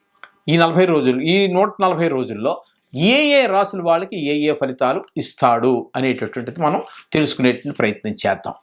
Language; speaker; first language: Telugu; native; Telugu